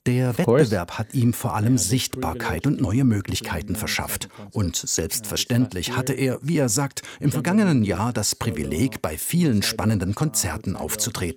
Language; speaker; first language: German; native; German